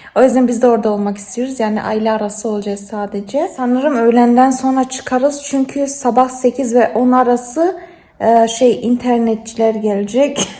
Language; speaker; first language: Turkish; early bilingual, heritage; Turkish